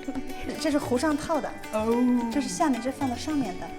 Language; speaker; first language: Chinese; native; Chinese